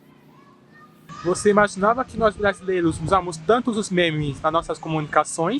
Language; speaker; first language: Portuguese; native; Portuguese